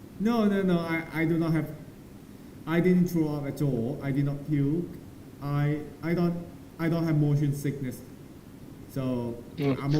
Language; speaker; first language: English; non-native, learner; Thai